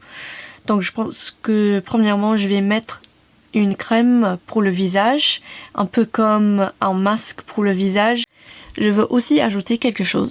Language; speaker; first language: French; non-native, fluent; English